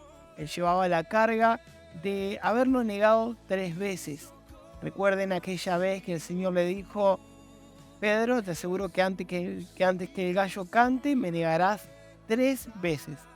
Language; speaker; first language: Spanish; native; Spanish